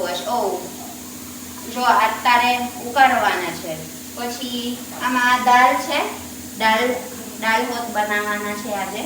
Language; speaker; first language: Gujarati; non-native, learner; Filipino